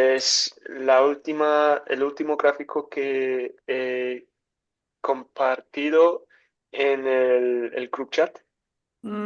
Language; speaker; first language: Spanish; non-native, learner; English